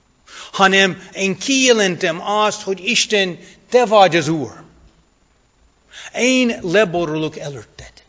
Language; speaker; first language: Hungarian; non-native, fluent; English